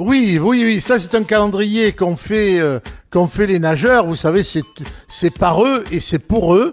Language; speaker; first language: French; native; French